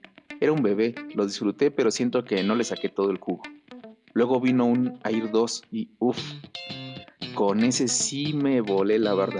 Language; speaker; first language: Spanish; native; Spanish